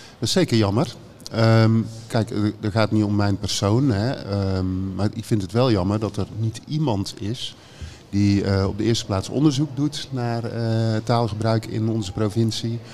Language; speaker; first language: Dutch; native; Dutch